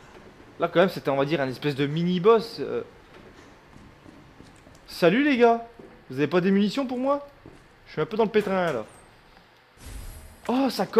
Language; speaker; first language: French; native; French